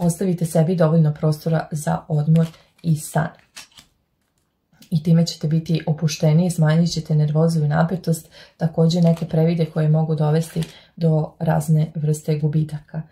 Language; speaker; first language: Serbian; native; Serbian